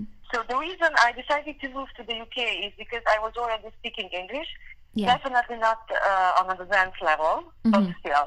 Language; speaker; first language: English; non-native, fluent; Hungarian